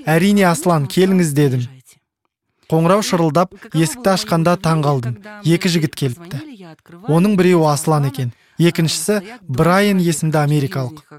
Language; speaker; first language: Kazakh; non-native, local second language; Russian